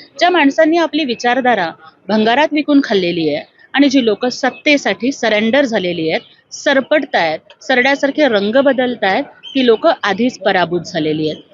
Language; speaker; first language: Marathi; non-native, local second language; Telugu